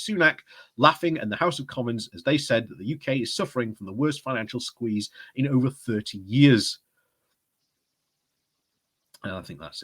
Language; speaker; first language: English; native; English